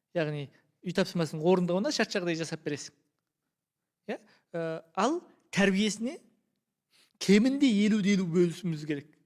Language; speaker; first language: Kazakh; native; Kazakh